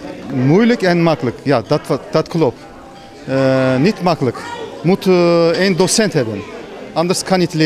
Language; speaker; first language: Dutch; non-native, learner; Turkish